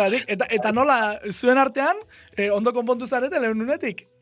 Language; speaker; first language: Basque; native; Basque